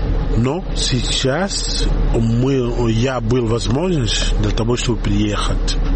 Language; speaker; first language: Russian; non-native, learner; Portuguese